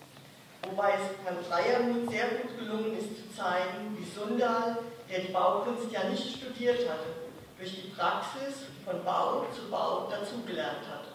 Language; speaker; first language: German; native; German